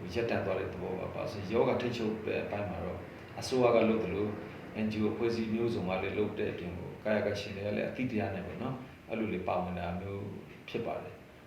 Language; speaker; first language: Burmese; non-native, local second language; Hakha Chin